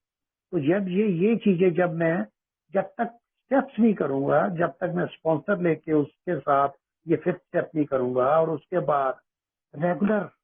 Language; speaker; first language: Hindi; native; Hindi